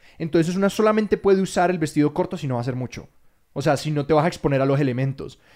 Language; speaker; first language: Spanish; native; Spanish